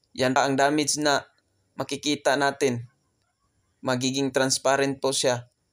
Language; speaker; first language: Filipino; non-native, local second language; Cebuano